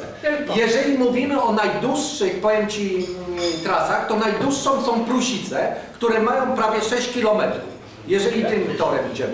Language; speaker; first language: Polish; native; Polish